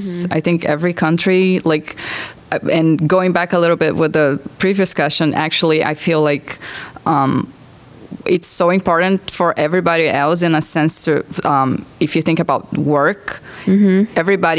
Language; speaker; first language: English; non-native, fluent; Portuguese